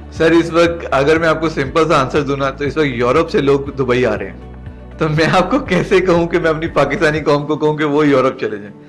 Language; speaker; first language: Urdu; native; Urdu